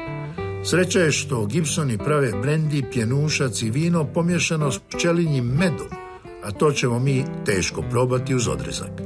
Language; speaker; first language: Croatian; native; Croatian